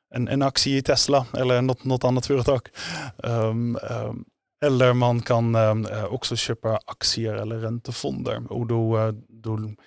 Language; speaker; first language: Swedish; non-native, fluent; Dutch